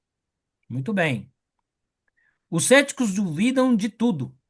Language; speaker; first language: Portuguese; non-native, learner; Spanish